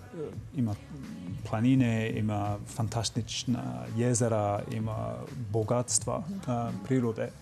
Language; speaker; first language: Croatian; non-native, fluent; English